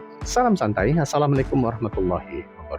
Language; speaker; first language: Indonesian; native; Indonesian